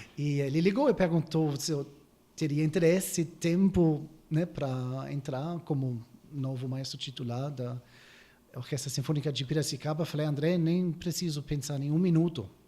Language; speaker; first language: Portuguese; non-native, fluent; German